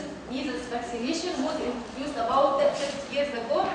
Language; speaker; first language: English; non-native, fluent; Arabic